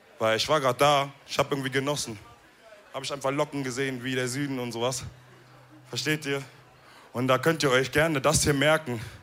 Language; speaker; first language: German; early bilingual, other home language; Wolof